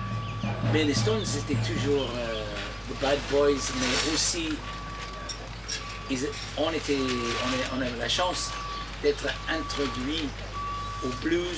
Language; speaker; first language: French; non-native, fluent; English